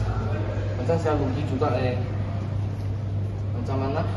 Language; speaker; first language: Indonesian; non-native, local second language; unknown